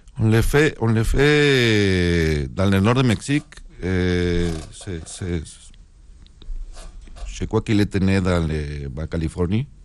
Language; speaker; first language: French; non-native, learner; Spanish